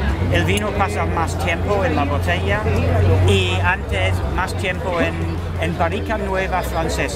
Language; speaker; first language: Spanish; non-native, fluent; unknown